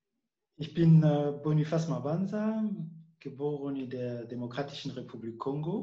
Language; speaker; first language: German; non-native, fluent; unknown